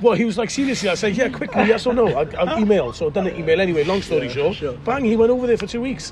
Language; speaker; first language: English; native; English